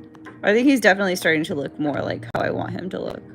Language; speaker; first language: English; native; English